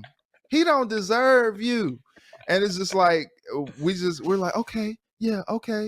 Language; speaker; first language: English; native; English